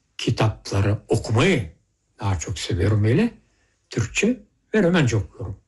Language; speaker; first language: Turkish; early bilingual, heritage; Turkish